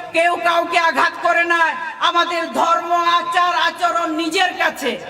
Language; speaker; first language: Bangla; non-native, local second language; Santali